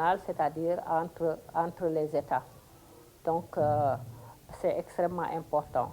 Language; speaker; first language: French; non-native, local second language; Fula